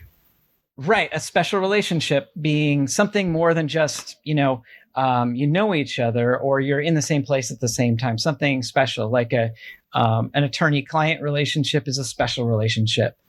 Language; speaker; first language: English; native; English